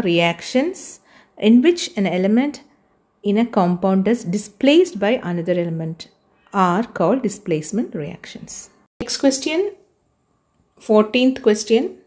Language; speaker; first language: English; non-native, local second language; Malayalam